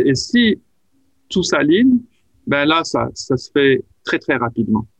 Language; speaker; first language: French; non-native, local second language; Arabic